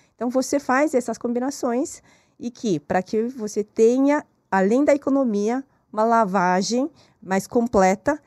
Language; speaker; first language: Portuguese; non-native, fluent; Korean